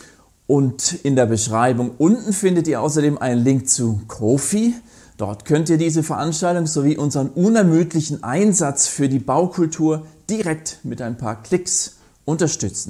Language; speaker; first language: German; native; German